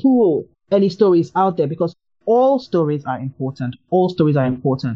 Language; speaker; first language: English; non-native, local second language; Igbo